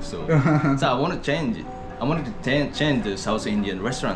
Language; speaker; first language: English; non-native, learner; Japanese